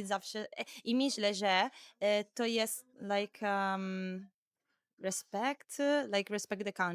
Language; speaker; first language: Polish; non-native, learner; Italian